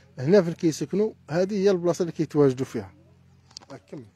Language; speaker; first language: Arabic; native; Arabic